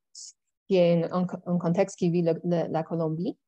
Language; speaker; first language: French; non-native, local second language; English